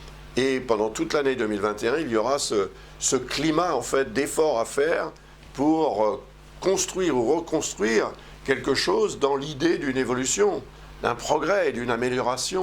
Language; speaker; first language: French; native; French